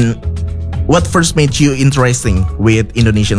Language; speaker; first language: English; non-native, fluent; Indonesian